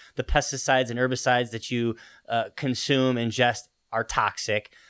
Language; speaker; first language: English; early bilingual, other home language; Italian